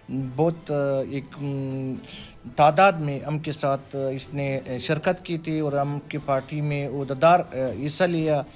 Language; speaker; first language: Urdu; non-native, local second language; Pashto